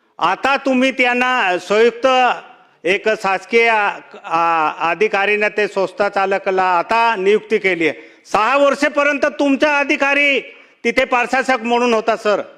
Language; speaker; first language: Marathi; non-native, local second language; Bhili